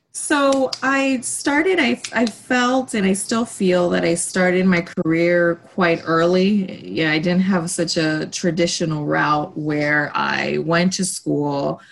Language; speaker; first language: English; early bilingual, other home language; Spanish